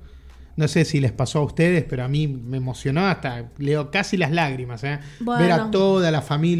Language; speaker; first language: Spanish; native; Spanish